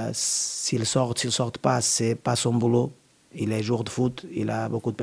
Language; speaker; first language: French; non-native, learner; Portuguese